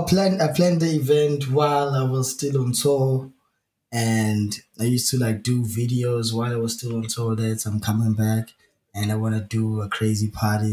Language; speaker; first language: English; non-native, local second language; Zulu